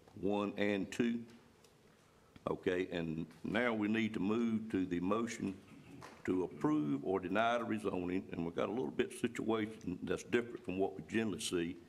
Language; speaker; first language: English; native; English